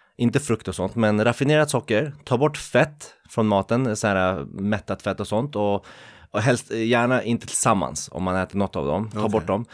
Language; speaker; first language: Swedish; early bilingual, other home language; Kurdish